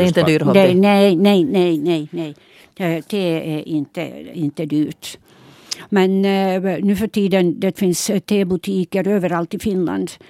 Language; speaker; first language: Swedish; non-native, local second language; Finnish